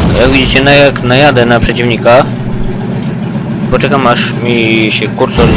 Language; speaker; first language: Polish; native; Polish